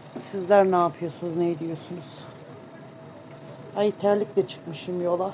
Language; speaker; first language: Turkish; native; Turkish